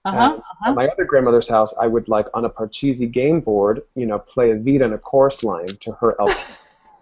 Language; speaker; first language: English; early bilingual, other home language; Spanish